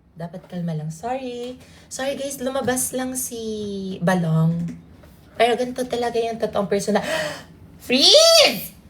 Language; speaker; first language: Filipino; non-native, local second language; Cebuano